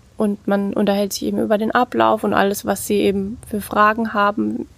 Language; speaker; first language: German; native; German